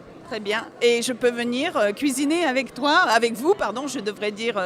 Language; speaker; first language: French; non-native, fluent; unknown